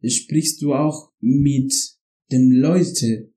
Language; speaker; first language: German; non-native, learner; Spanish